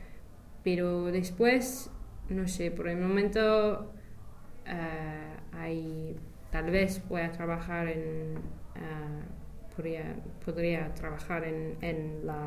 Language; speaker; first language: Spanish; non-native, fluent; English